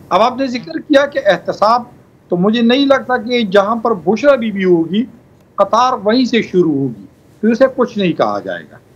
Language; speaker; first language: Urdu; non-native, local second language; Pashto